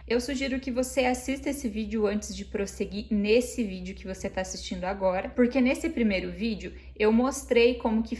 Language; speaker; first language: Portuguese; native; Portuguese